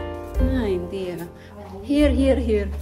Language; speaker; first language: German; non-native, fluent; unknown